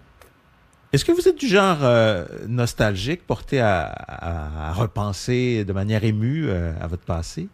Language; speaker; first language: French; native; French